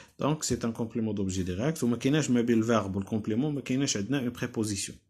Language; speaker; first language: French; non-native, local second language; Arabic